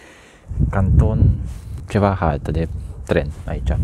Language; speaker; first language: Romanian; non-native, local second language; Hungarian